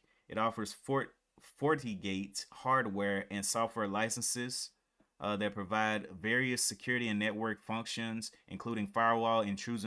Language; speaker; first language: English; native; English